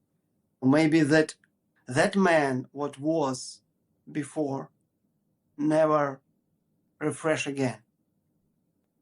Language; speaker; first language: English; non-native, learner; Ukrainian